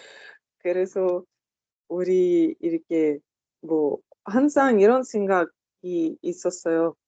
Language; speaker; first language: Korean; non-native, learner; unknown